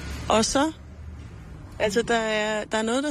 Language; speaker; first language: Danish; native; Danish